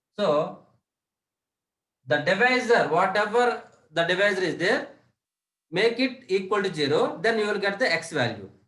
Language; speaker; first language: English; non-native, local second language; Telugu